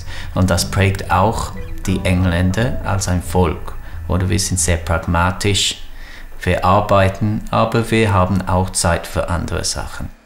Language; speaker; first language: German; non-native, fluent; English